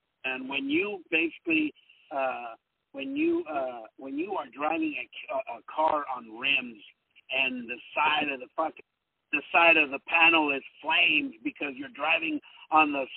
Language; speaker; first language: English; early bilingual, other home language; Spanish